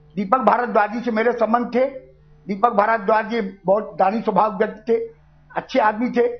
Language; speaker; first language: Hindi; native; Hindi